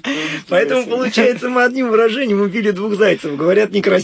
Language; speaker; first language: Russian; native; Russian